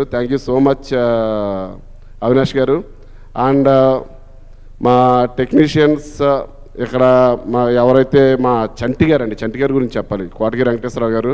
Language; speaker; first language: Telugu; native; Telugu